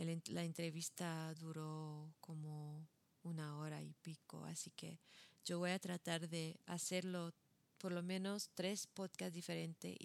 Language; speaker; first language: Spanish; non-native, fluent; English